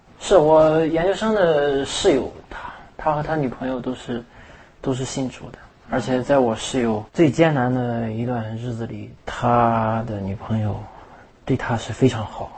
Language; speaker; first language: Chinese; native; Chinese